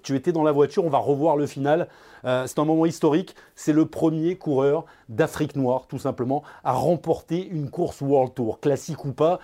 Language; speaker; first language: French; native; French